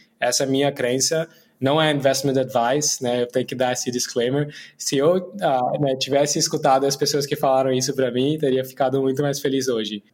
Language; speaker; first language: Portuguese; non-native, fluent; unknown